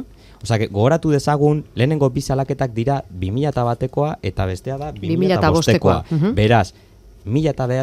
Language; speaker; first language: Basque; native; Basque